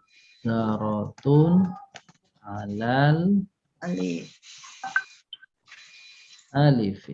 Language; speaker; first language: Arabic; non-native, fluent; Indonesian